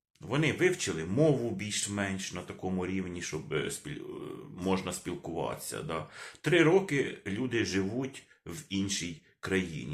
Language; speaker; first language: Ukrainian; non-native, local second language; Russian